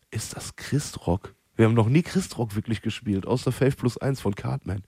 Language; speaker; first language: German; native; German